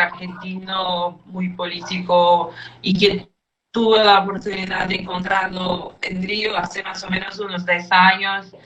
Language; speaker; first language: Spanish; non-native, fluent; Portuguese